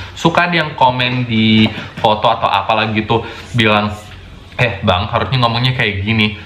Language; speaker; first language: Indonesian; non-native, fluent; English